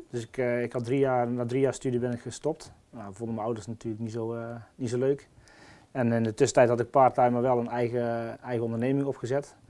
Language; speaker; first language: Dutch; native; Dutch